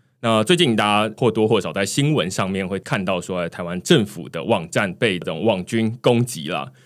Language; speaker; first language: Chinese; native; Chinese